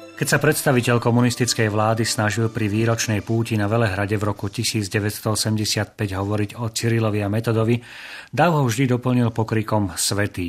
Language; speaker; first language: Slovak; native; Slovak